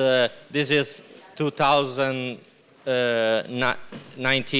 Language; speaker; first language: English; non-native, learner; Italian